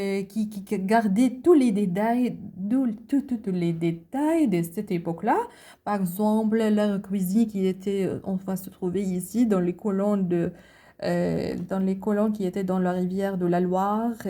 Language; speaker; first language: French; non-native, learner; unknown